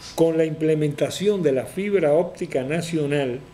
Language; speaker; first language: Spanish; native; Spanish